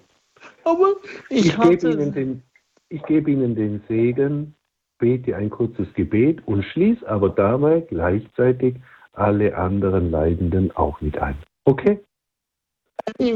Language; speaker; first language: German; native; German